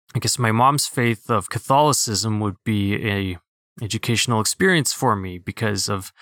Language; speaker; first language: English; early bilingual, other home language; Filipino